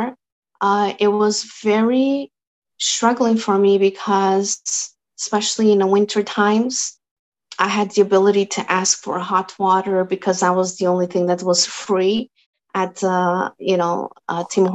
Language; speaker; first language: English; non-native, fluent; Portuguese